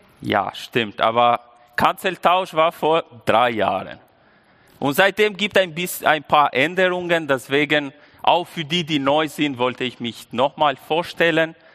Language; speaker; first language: German; non-native, fluent; Albanian